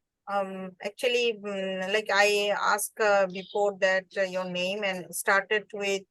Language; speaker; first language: English; non-native, learner; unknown